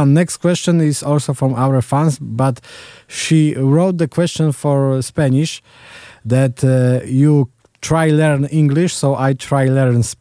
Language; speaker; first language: English; non-native, learner; Polish